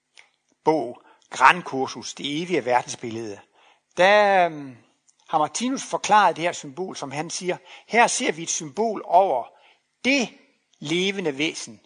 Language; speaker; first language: Danish; native; Danish